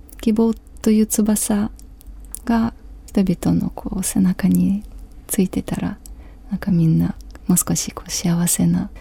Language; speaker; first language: Japanese; non-native, fluent; Ukrainian